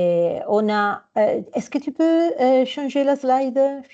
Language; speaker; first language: French; non-native, fluent; Italian